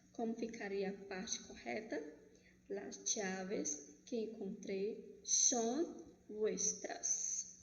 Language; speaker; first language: Spanish; non-native, fluent; Portuguese